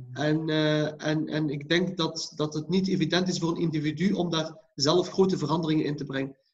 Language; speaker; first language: Dutch; early bilingual, other home language; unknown